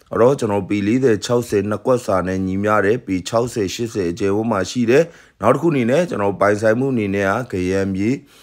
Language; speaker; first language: Burmese; native; Burmese